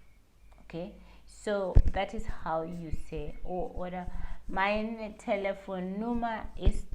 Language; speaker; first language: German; non-native, learner; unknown